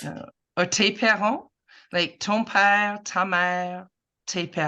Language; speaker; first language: French; non-native, fluent; English